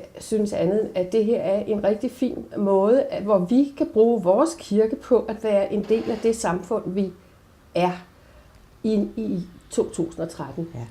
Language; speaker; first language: Danish; native; Danish